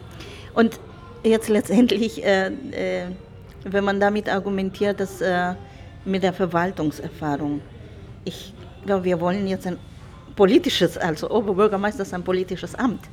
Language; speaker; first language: German; non-native, fluent; Spanish